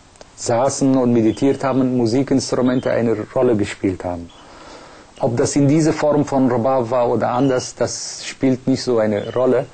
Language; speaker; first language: German; non-native, fluent; Persian